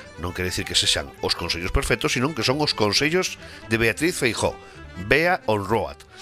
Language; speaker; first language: Galician; non-native, local second language; Spanish